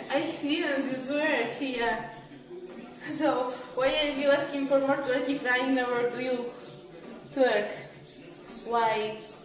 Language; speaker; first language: English; non-native, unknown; Spanish